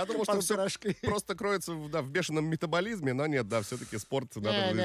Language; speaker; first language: Russian; native; Russian